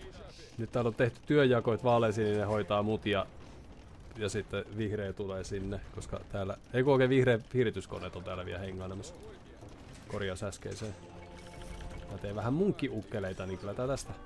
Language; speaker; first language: Finnish; native; Finnish